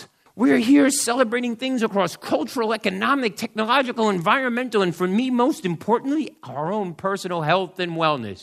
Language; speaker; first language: English; native; English